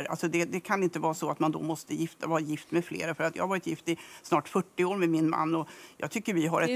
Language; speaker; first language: Swedish; native; Swedish